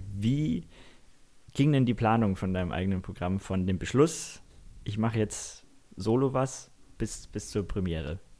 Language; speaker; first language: German; native; German